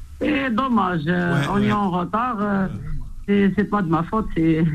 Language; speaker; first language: French; non-native, local second language; Arabic